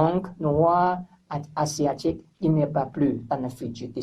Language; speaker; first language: French; non-native, learner; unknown